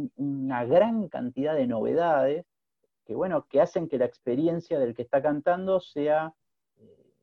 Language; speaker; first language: Spanish; native; Spanish